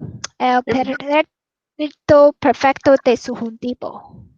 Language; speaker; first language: Spanish; non-native, learner; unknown